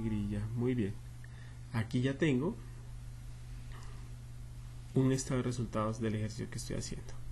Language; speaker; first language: Spanish; native; Spanish